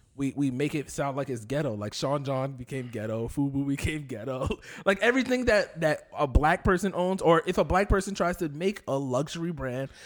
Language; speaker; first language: English; native; English